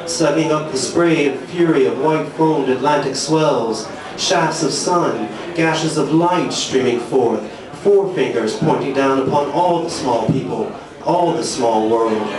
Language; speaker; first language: English; native; English